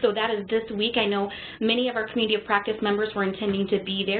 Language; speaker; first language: English; native; English